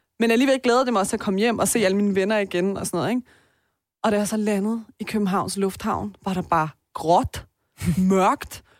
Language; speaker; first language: Danish; native; Danish